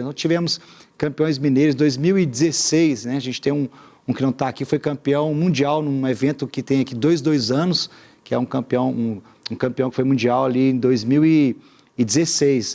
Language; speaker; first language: Portuguese; native; Portuguese